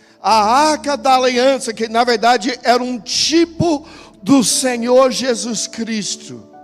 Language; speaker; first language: Portuguese; non-native, fluent; English